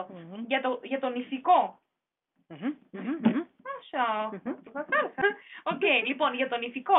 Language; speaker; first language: Greek; non-native, fluent; German